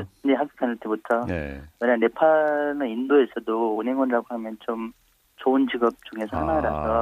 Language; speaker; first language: Korean; non-native, fluent; Nepali